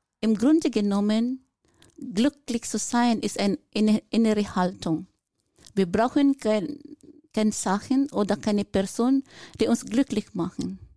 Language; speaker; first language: German; non-native, fluent; Filipino